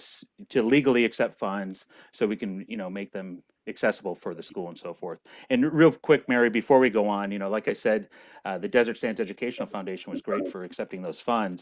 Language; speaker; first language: English; native; English